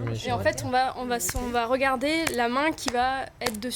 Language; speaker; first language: French; native; French